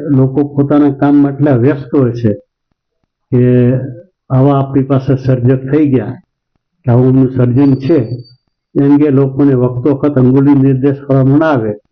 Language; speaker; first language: Gujarati; non-native, local second language; Kachhi